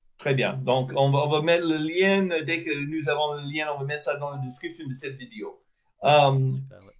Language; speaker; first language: French; non-native, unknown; English